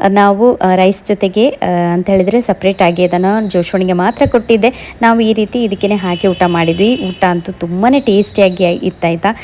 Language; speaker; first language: Kannada; non-native, local second language; Konkani